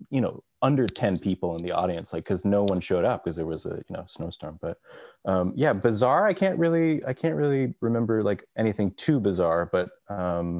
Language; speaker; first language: English; native; English